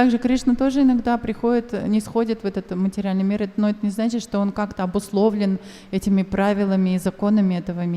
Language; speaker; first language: Russian; native; Russian